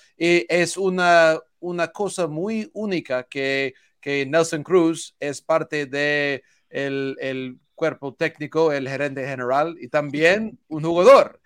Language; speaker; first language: Spanish; non-native, learner; English